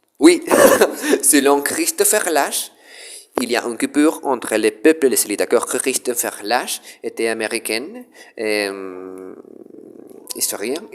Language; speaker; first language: French; non-native, learner; Spanish